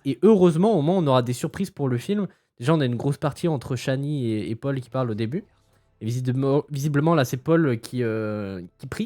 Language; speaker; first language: French; native; French